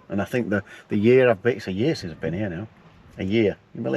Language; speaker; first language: English; native; English